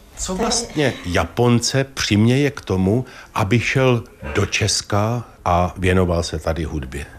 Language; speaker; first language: Czech; native; Czech